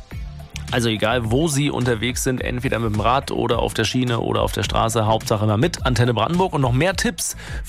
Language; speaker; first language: German; native; German